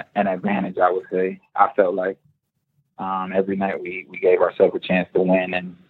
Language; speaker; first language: English; native; English